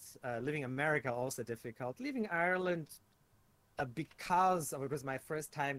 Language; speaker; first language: English; native; English